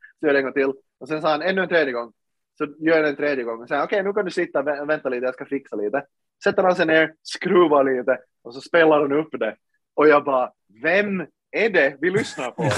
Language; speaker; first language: Swedish; native; Swedish